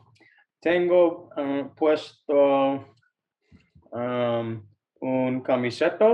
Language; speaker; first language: Spanish; non-native, learner; English